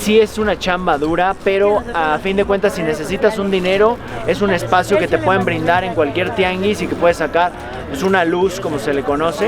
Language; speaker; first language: Spanish; native; Spanish